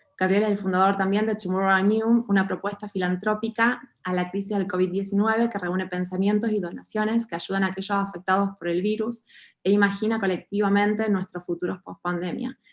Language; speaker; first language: Spanish; native; Spanish